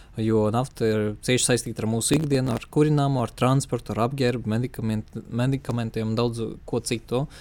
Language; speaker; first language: Latvian; non-native, local second language; Russian